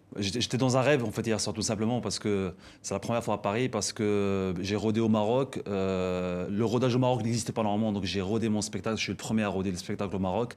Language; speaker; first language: French; non-native, local second language; Arabic